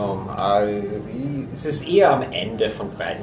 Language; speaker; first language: German; non-native, fluent; English